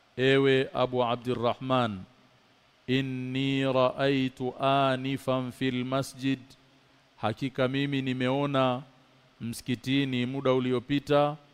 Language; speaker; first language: Swahili; native; Swahili